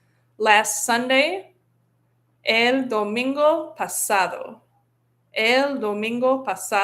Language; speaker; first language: Spanish; non-native, fluent; English